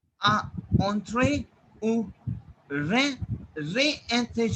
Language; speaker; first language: French; non-native, fluent; Hindi